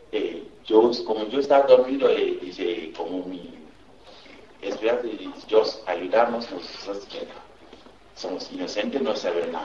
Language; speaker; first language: Spanish; non-native, learner; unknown